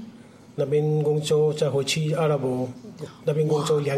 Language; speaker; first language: Chinese; non-native, learner; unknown